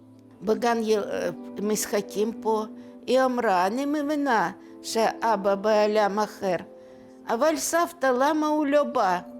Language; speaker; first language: Hebrew; non-native, learner; Russian